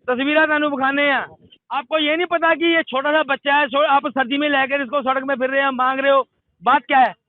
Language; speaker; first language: Hindi; non-native, local second language; Punjabi